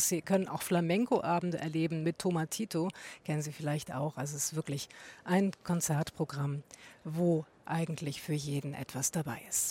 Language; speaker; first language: German; native; German